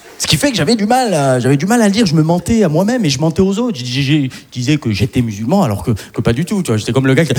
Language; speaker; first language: French; early bilingual, other home language; Arabic